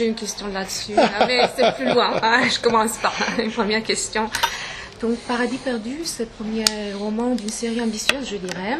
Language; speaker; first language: French; non-native, fluent; Romanian